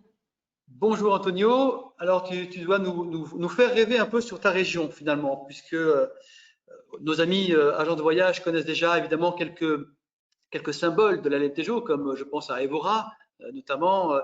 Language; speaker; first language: French; native; French